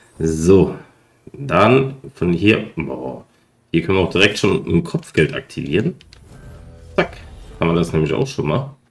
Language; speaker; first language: German; native; German